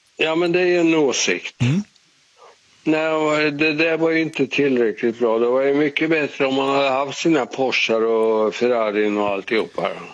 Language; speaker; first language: Swedish; native; Swedish